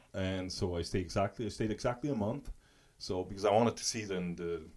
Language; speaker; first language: English; non-native, fluent; German